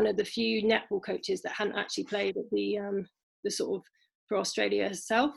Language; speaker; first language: English; native; English